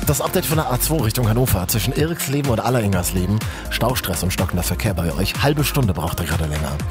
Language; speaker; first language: German; native; German